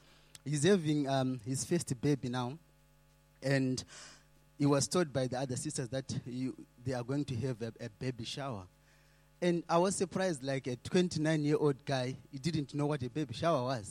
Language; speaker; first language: English; non-native, local second language; Shona